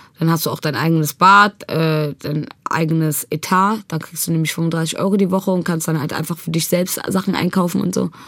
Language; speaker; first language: German; early bilingual, other home language; Tigrinya